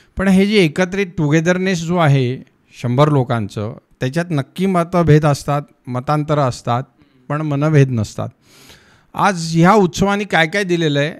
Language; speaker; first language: Marathi; native; Marathi